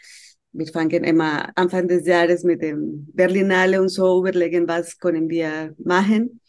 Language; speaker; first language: German; non-native, fluent; Spanish